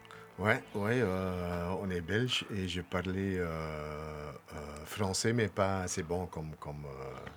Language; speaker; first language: French; non-native, local second language; Dutch